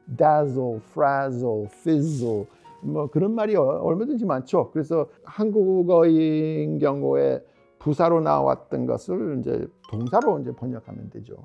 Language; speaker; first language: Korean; non-native, fluent; English